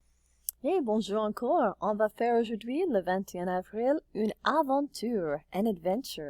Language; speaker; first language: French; non-native, fluent; English